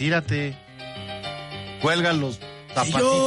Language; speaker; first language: Spanish; native; Spanish